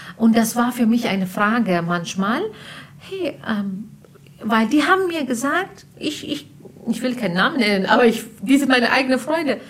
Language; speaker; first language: German; non-native, fluent; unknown